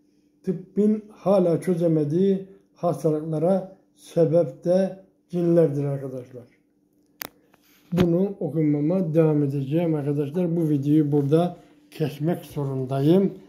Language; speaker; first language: Turkish; native; Turkish